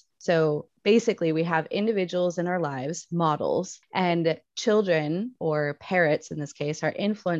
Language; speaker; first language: English; native; English